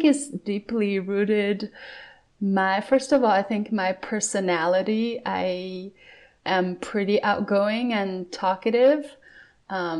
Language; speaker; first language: English; non-native, fluent; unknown